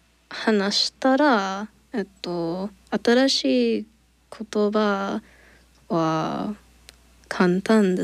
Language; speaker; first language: Japanese; non-native, learner; English